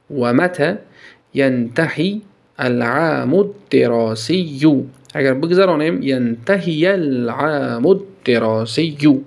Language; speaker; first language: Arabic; non-native, fluent; Tajik